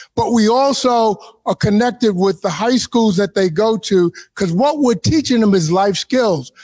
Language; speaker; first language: English; native; English